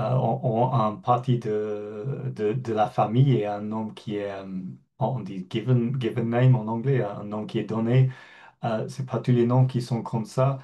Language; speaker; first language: French; non-native, fluent; English